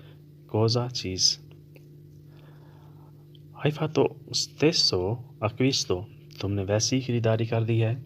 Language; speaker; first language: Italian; non-native, fluent; Urdu